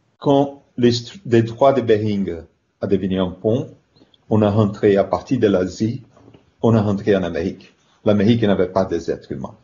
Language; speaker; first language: French; non-native, fluent; Portuguese